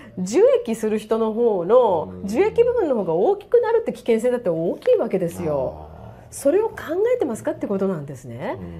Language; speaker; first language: Japanese; native; Japanese